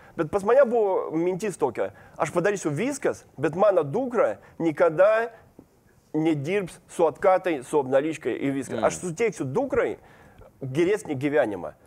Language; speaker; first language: Lithuanian; non-native, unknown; Russian